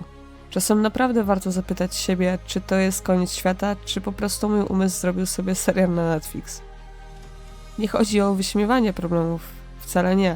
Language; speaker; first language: Polish; native; Polish